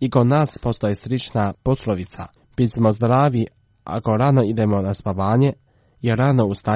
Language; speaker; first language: Croatian; non-native, fluent; Chinese